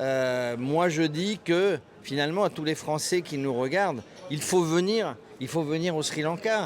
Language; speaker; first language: French; native; French